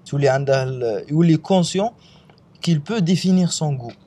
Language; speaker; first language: French; non-native, local second language; Arabic